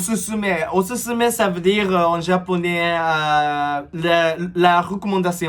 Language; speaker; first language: French; non-native, learner; Japanese